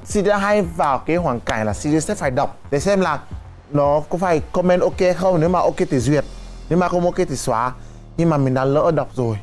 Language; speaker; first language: Vietnamese; non-native, fluent; Yoruba